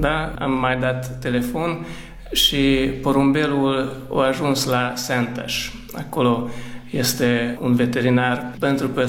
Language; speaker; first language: Romanian; early bilingual, heritage; Romanian